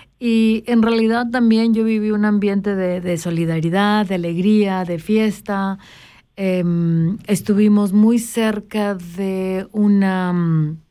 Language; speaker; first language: Spanish; native; Spanish